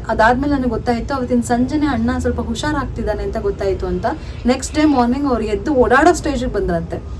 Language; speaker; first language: Kannada; native; Kannada